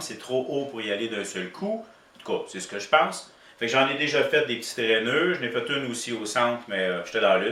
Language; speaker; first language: French; native; French